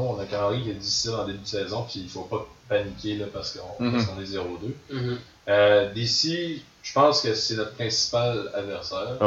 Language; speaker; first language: French; native; French